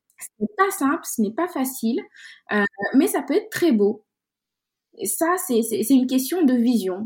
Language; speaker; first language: French; non-native, local second language; Wolof